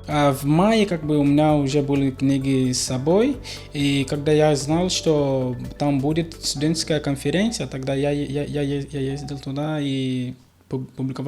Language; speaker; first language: Russian; non-native, learner; Portuguese